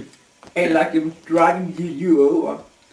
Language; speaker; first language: English; non-native, learner; Danish